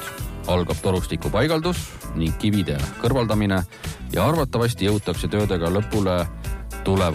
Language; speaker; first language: Estonian; native; Estonian